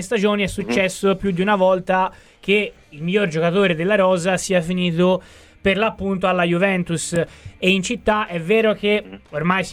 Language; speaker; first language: Italian; native; Italian